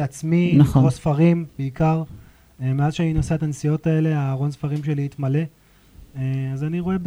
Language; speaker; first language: Hebrew; native; Hebrew